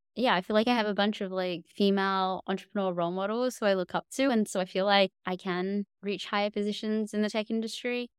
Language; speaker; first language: English; native; English